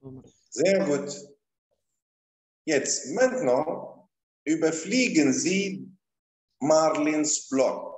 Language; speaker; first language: German; non-native, fluent; Arabic